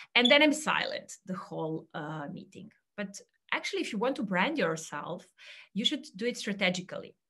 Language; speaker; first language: English; non-native, fluent; Serbian